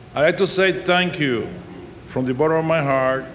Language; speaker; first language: English; non-native, fluent; Spanish